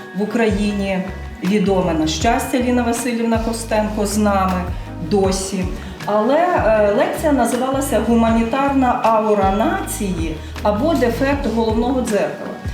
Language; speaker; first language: Ukrainian; non-native, local second language; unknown